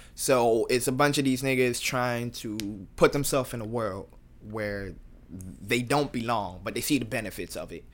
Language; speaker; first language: English; native; English